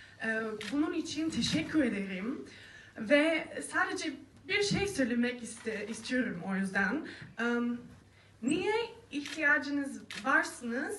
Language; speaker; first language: Turkish; non-native, learner; German